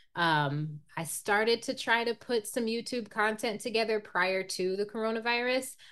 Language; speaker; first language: English; native; English